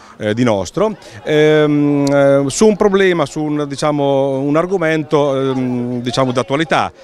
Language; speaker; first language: Italian; native; Italian